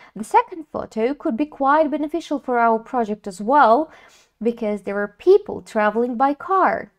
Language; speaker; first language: English; non-native, fluent; Russian